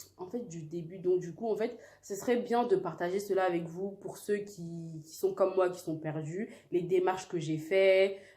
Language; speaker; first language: French; early bilingual, other home language; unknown